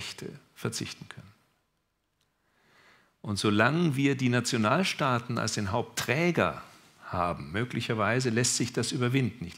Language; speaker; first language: German; native; German